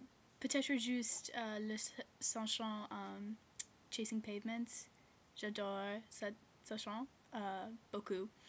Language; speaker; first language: French; non-native, learner; English